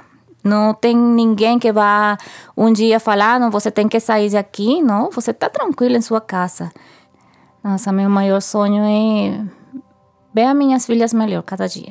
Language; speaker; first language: Portuguese; non-native, fluent; Spanish